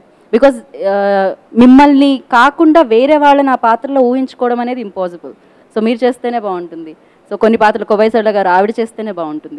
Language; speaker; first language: Telugu; native; Telugu